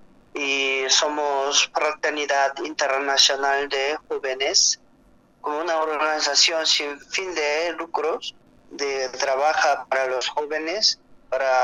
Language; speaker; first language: Spanish; non-native, learner; Korean